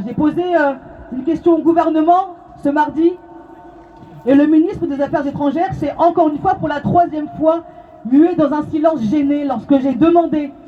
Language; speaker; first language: French; native; French